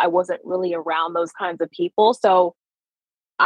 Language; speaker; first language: English; native; English